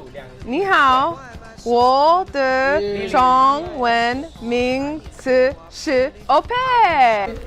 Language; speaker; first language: Chinese; non-native, learner; English